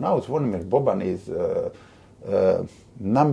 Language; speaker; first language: English; non-native, fluent; Croatian